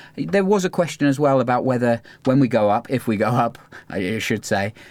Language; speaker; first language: English; native; English